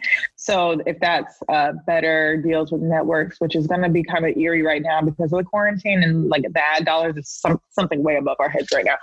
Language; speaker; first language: English; native; English